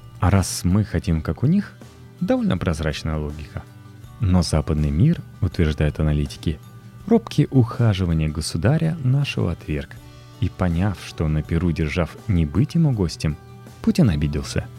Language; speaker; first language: Russian; native; Russian